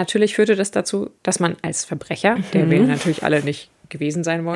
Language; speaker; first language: German; native; German